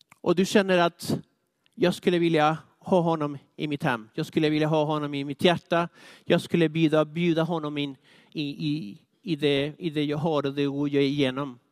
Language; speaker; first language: Swedish; non-native, fluent; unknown